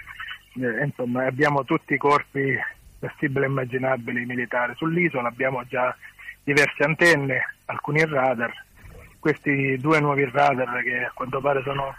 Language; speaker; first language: Italian; native; Italian